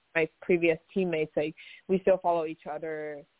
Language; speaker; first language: English; non-native, fluent; Chinese